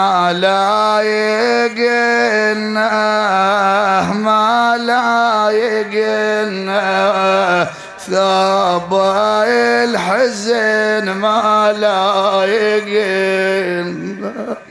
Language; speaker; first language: Arabic; native; Arabic